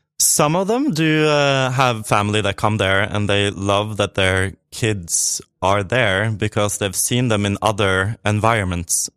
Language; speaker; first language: English; non-native, fluent; Norwegian